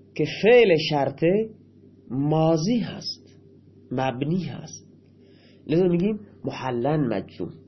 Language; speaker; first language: Persian; non-native, local second language; Baluchi